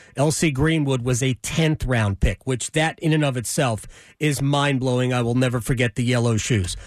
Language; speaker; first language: English; native; English